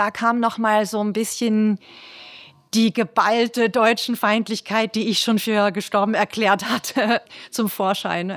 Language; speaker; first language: German; native; German